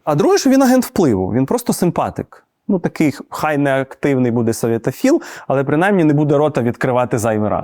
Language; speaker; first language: Ukrainian; native; Ukrainian